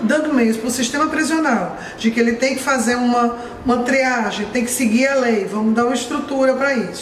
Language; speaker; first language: Portuguese; native; Portuguese